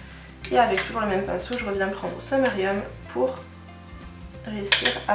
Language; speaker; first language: French; native; French